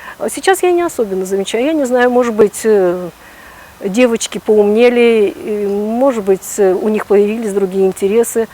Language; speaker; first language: Russian; non-native, local second language; Ukrainian